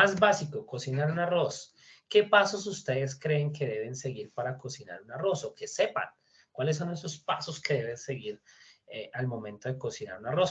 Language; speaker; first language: Spanish; native; Spanish